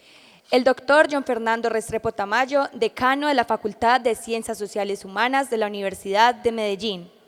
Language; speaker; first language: Spanish; native; Spanish